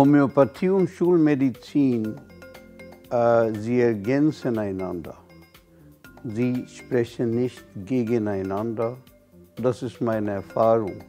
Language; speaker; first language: German; non-native, fluent; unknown